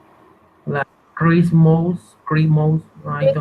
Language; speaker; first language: English; non-native, learner; Spanish